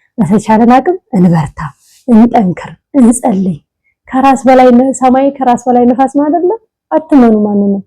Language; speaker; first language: Amharic; native; Amharic